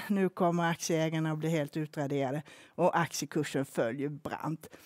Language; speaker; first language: Swedish; native; Swedish